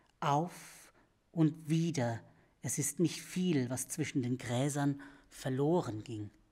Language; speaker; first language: German; early bilingual, other home language; English